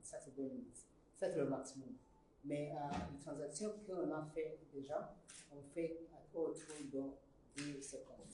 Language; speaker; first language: French; non-native, learner; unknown